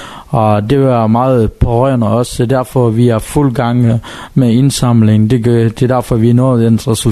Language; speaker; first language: Danish; non-native, learner; Tamil